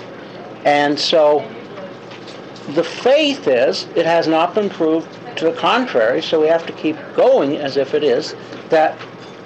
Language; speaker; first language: English; native; English